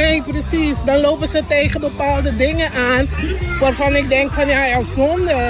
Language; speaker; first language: Dutch; non-native, local second language; Papiamento